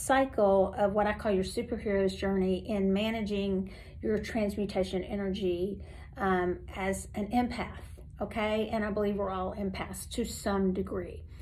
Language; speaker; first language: English; native; English